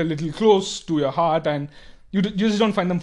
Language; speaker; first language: English; non-native, local second language; Tamil